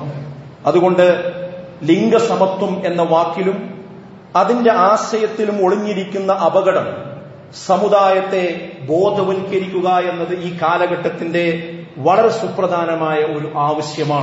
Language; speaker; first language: Malayalam; native; Malayalam